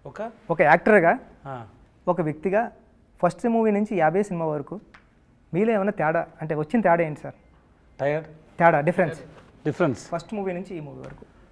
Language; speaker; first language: Telugu; native; Telugu